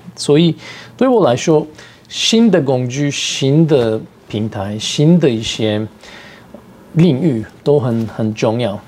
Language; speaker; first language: Chinese; non-native, fluent; Turkish